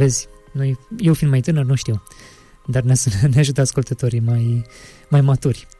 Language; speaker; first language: Romanian; native; Romanian